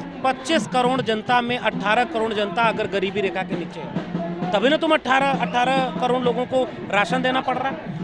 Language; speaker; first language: Hindi; native; Hindi